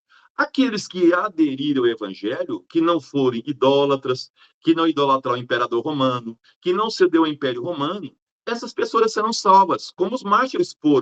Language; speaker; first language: Portuguese; native; Portuguese